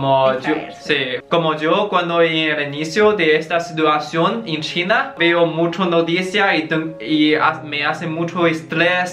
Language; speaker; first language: Spanish; non-native, learner; Chinese